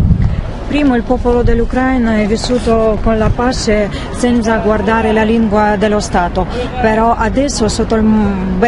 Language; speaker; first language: Italian; non-native, learner; Russian